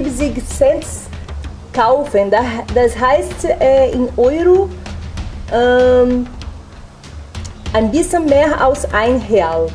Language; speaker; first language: German; non-native, learner; Portuguese